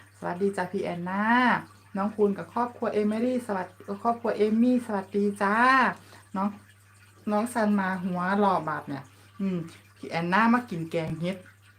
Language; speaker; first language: Thai; native; Thai